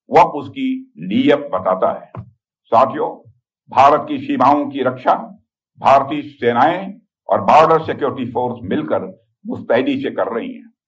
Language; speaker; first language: Hindi; native; Hindi